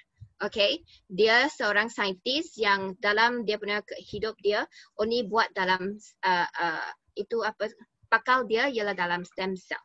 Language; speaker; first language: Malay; non-native, local second language; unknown